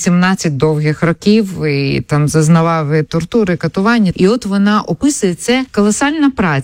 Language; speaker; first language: Ukrainian; native; Ukrainian